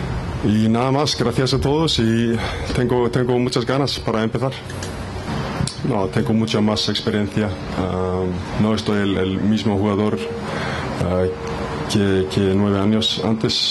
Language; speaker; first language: Spanish; non-native, fluent; Icelandic